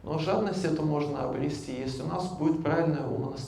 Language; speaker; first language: Russian; native; Russian